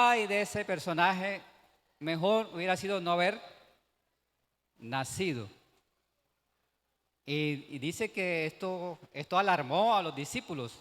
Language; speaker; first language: Spanish; native; Spanish